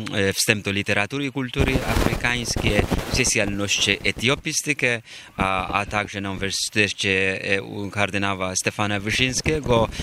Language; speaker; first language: Polish; non-native, fluent; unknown